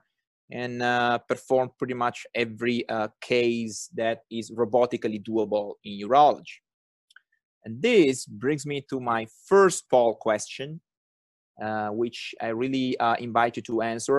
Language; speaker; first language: English; non-native, fluent; Italian